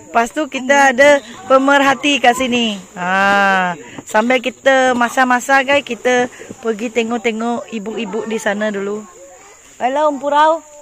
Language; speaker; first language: Malay; non-native, local second language; Iban